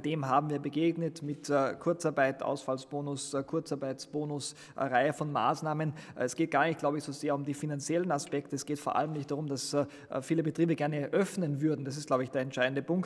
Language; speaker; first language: German; native; German